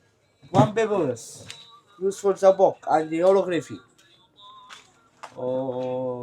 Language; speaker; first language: English; non-native, learner; Arabic